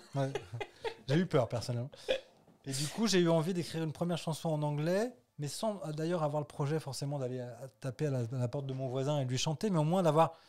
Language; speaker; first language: French; native; French